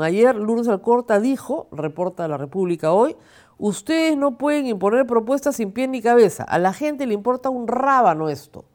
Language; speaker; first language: Spanish; native; Spanish